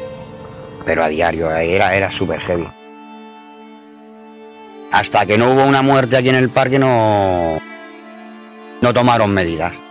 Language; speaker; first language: Spanish; native; Spanish